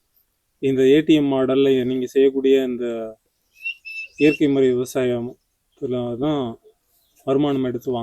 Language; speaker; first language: Tamil; native; Tamil